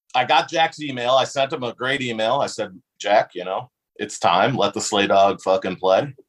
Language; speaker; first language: English; native; English